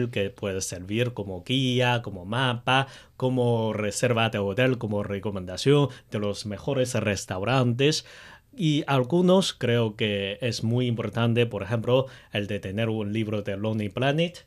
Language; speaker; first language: Spanish; non-native, fluent; Chinese